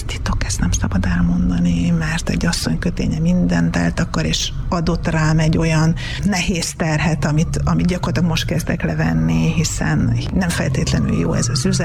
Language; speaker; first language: Hungarian; native; Hungarian